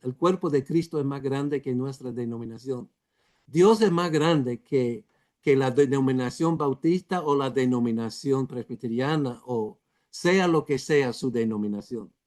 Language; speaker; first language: Spanish; non-native, fluent; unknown